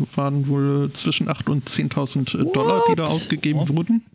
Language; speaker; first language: German; non-native, fluent; English